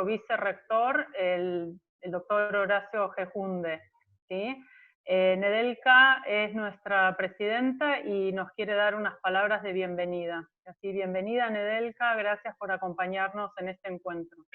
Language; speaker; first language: Spanish; native; Spanish